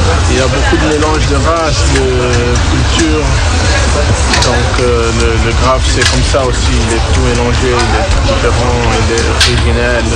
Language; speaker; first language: French; non-native, fluent; Portuguese